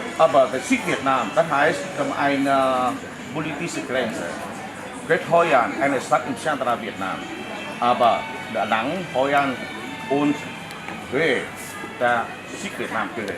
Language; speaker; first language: German; non-native, learner; Vietnamese